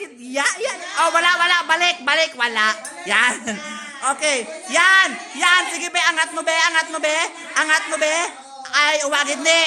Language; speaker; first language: Filipino; non-native, local second language; Cebuano